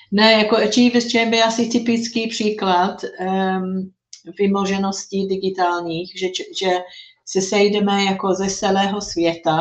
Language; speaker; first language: Czech; non-native, fluent; English